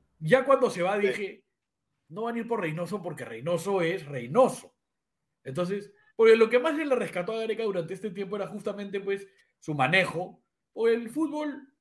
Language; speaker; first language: Spanish; native; Spanish